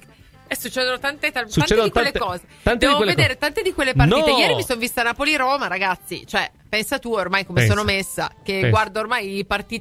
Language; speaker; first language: Italian; native; Italian